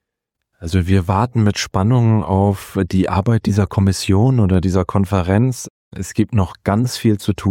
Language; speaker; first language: German; native; German